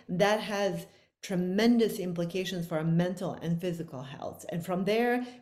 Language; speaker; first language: English; non-native, fluent; Bosnian